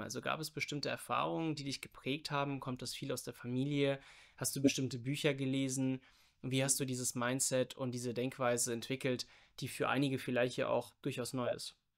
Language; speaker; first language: German; native; German